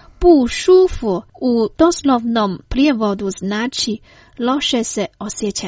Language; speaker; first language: Croatian; non-native, fluent; Chinese